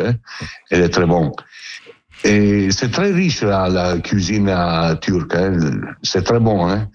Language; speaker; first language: French; non-native, learner; Italian